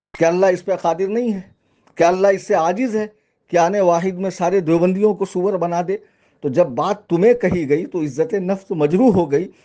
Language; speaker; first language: Urdu; native; Urdu